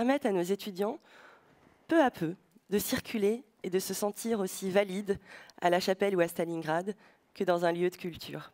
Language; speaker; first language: French; native; French